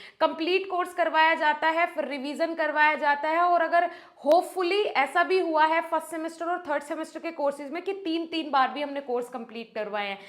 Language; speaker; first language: Hindi; native; Hindi